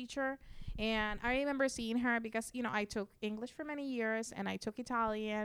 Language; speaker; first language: English; non-native, fluent; Spanish